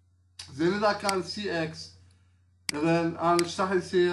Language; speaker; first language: Arabic; native; Arabic